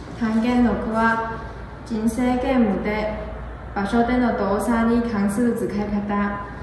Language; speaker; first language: Japanese; non-native, learner; Chinese